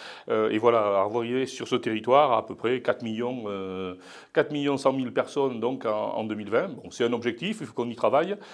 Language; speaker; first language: French; native; French